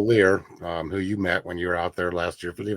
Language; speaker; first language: English; native; English